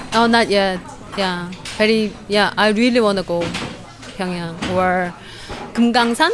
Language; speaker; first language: English; non-native, learner; Korean